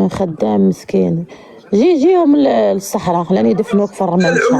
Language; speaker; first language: Arabic; native; Arabic